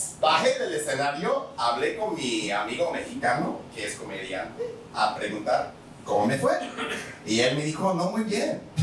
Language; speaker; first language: Spanish; non-native, fluent; English